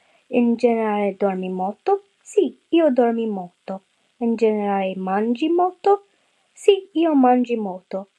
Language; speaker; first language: Italian; non-native, learner; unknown